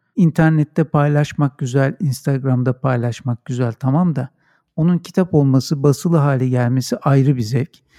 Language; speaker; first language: Turkish; native; Turkish